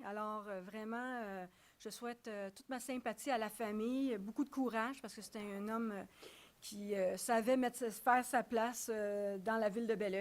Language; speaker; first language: French; native; French